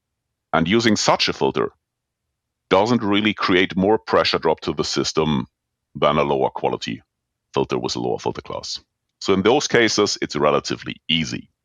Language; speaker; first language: English; non-native, fluent; German